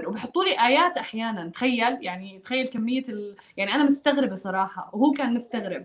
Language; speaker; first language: Arabic; native; Arabic